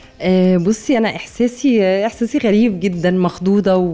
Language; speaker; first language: Arabic; native; Arabic